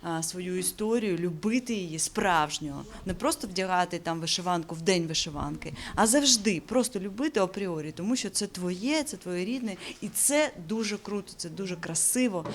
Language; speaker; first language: Ukrainian; non-native, local second language; Crimean Tatar